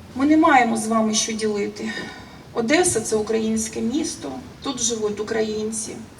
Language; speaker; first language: Ukrainian; non-native, local second language; Russian